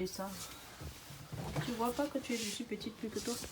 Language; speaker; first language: French; native; French